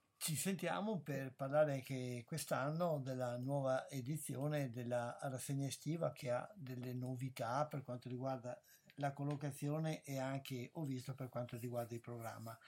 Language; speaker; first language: Italian; native; Italian